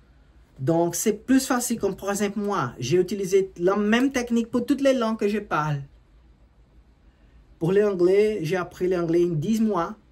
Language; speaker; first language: French; non-native, learner; Portuguese